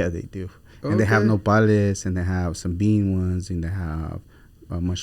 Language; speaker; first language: English; early bilingual, other home language; Spanish